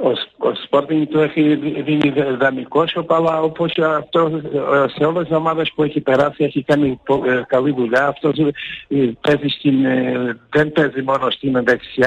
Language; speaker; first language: Greek; non-native, learner; Portuguese